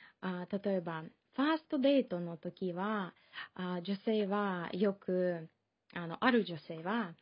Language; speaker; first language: Japanese; non-native, fluent; Russian